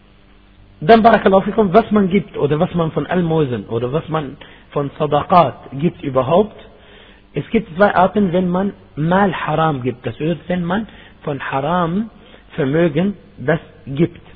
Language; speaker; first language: German; non-native, fluent; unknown